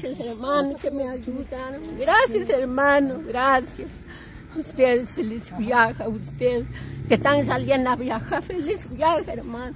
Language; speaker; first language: Spanish; non-native, local second language; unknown